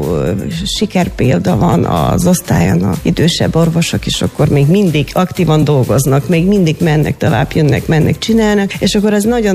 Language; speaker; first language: Hungarian; non-native, fluent; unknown